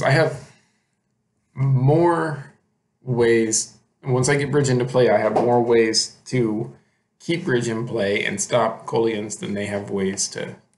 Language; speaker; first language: English; native; English